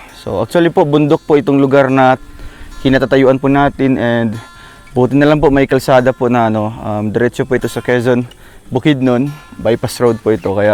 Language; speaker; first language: Filipino; non-native, local second language; Cebuano